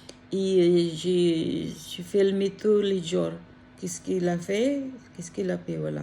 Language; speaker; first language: French; non-native, learner; Filipino